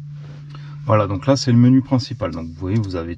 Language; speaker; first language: French; native; French